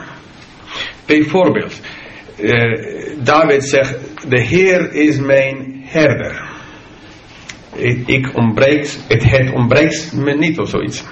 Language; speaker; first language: Dutch; non-native, fluent; English